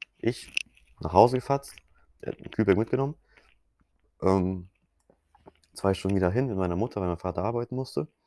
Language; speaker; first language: German; early bilingual, other home language; Polish